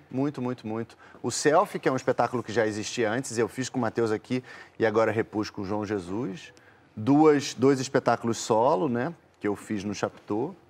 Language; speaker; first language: Portuguese; native; Portuguese